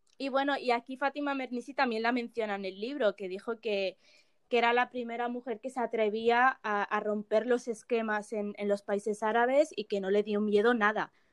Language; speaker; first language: Spanish; early bilingual, other home language; Arabic